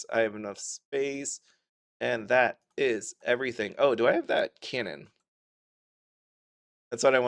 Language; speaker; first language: English; native; English